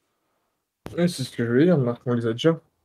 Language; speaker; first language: French; native; French